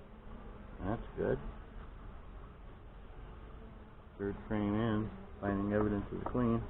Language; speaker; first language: English; native; English